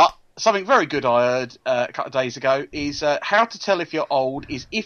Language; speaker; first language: English; native; English